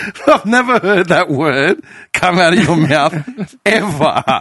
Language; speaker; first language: English; early bilingual, other home language; Greek